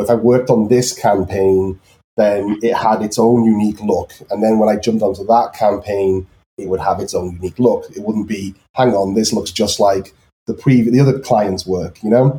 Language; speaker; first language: English; native; English